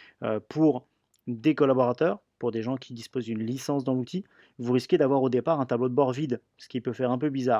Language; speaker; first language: French; native; French